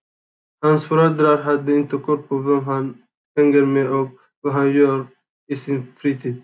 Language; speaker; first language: Swedish; non-native, learner; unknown